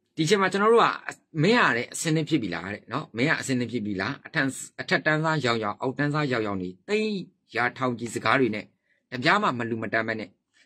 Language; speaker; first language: Burmese; native; Burmese